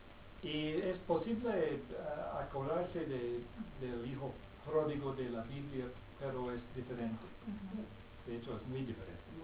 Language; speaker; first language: Spanish; non-native, fluent; English